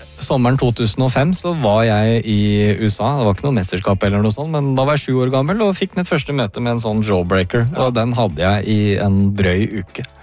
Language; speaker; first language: Norwegian; native; Norwegian